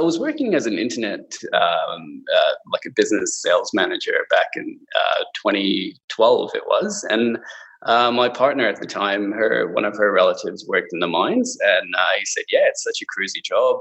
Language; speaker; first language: English; non-native, local second language; Cantonese